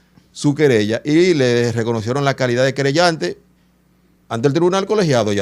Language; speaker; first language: Spanish; native; Spanish